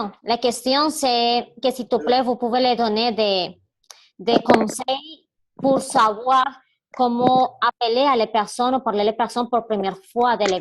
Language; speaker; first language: French; non-native, learner; Spanish